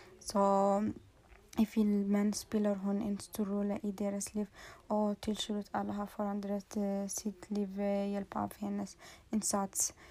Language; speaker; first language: Swedish; non-native, learner; Norwegian